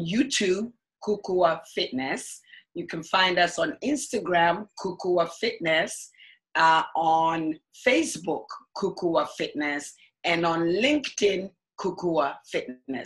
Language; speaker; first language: English; non-native, local second language; Akan